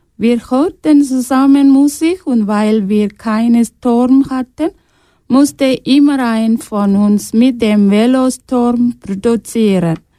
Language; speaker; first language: German; non-native, learner; Tamil